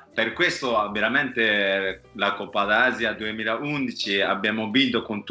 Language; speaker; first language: Italian; non-native, fluent; Japanese